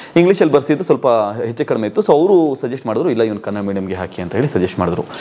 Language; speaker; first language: Kannada; non-native, local second language; Urdu